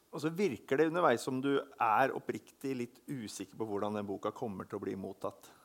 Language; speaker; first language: Norwegian; native; Norwegian